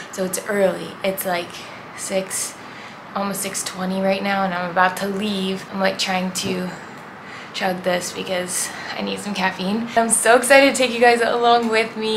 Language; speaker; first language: English; native; English